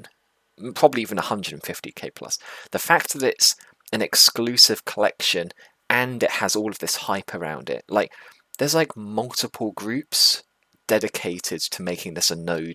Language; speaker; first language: English; native; English